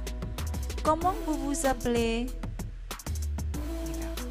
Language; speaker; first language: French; non-native, learner; Indonesian